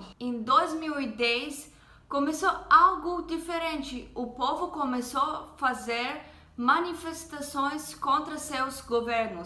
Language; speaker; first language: Portuguese; non-native, fluent; Hebrew